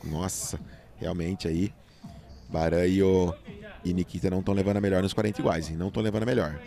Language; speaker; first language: Portuguese; native; Portuguese